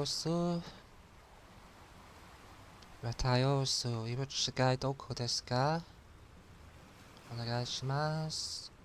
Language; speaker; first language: Japanese; non-native, learner; English